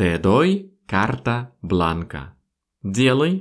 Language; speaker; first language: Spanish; non-native, fluent; Russian